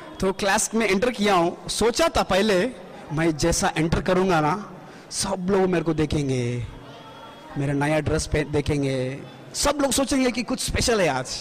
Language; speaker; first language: Hindi; non-native, local second language; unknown